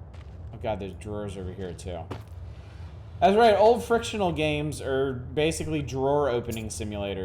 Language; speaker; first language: English; native; English